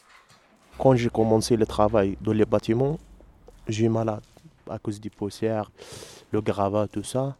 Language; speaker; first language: French; non-native, learner; Arabic